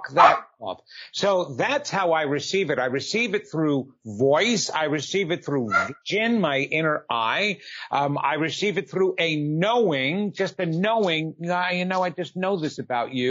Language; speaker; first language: English; native; English